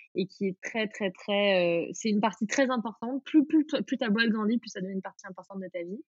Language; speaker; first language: French; native; French